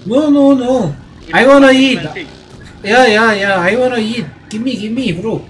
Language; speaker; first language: English; non-native, learner; Korean